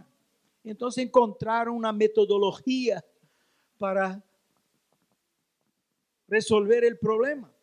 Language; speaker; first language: Spanish; non-native, learner; Portuguese